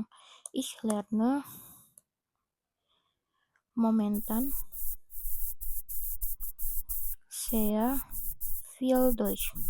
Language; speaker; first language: German; non-native, fluent; Indonesian